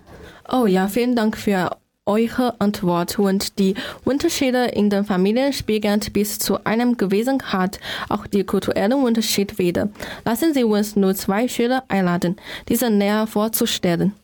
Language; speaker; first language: German; non-native, learner; Chinese